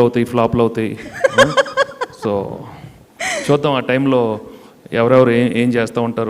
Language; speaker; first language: Telugu; native; Telugu